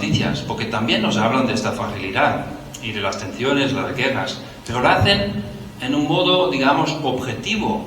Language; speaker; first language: Spanish; non-native, fluent; Dutch